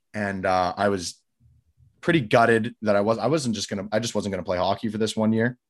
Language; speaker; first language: English; native; English